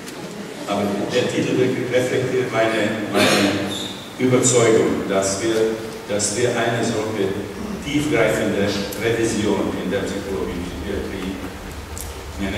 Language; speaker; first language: German; non-native, fluent; Czech